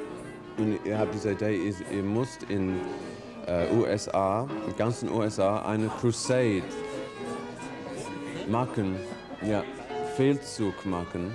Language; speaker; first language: German; non-native, learner; English